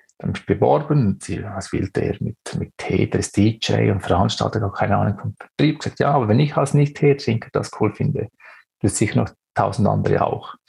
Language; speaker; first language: German; early bilingual, other home language; Greek